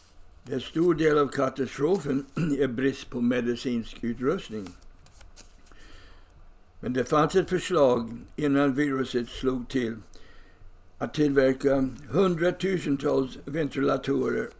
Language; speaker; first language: Swedish; non-native, fluent; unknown